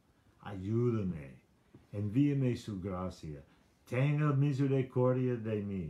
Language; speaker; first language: Spanish; non-native, learner; English